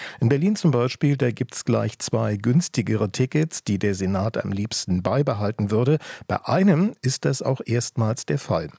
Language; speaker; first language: German; native; German